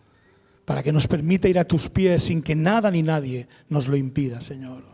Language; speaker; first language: Spanish; native; Spanish